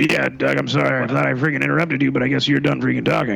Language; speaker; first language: English; native; English